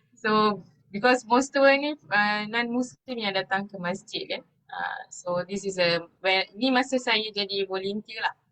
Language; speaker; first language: Malay; non-native, local second language; Tamil